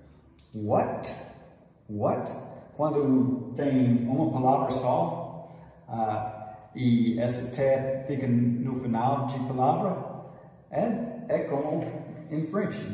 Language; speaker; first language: Portuguese; non-native, fluent; English